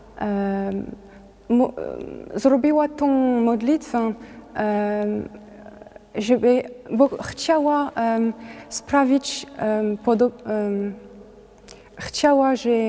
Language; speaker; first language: Polish; non-native, learner; French